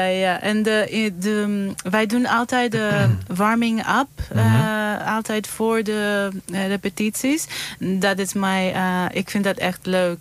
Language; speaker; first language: Dutch; non-native, learner; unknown